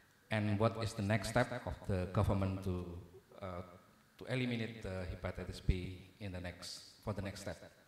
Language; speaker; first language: English; non-native, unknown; Indonesian